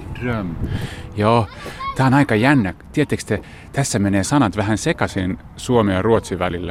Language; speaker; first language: Finnish; native; Finnish